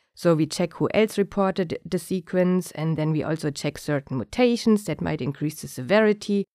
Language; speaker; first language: English; non-native, fluent; German